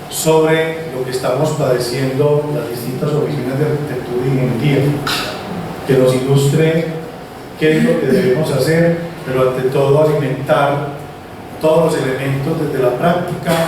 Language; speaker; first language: Spanish; native; Spanish